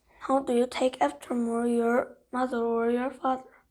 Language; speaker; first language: English; non-native, fluent; Korean